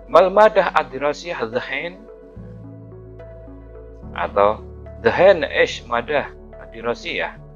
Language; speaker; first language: Arabic; non-native, fluent; Indonesian